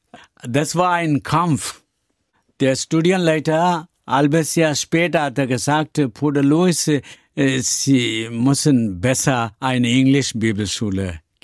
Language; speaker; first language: German; non-native, learner; Tamil